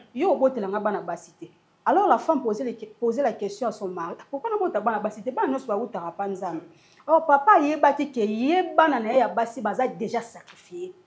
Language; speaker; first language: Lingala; native; Lingala